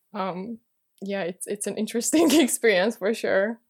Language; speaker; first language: English; non-native, fluent; Hungarian